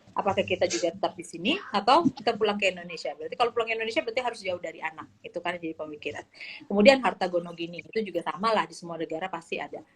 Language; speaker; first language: Indonesian; native; Indonesian